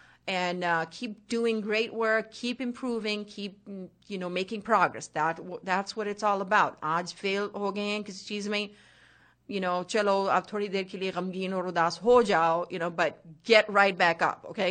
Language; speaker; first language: English; non-native, local second language; Hindi